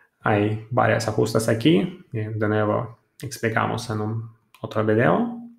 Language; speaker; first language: Spanish; non-native, fluent; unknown